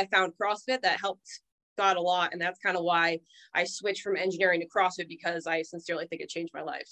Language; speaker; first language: English; native; English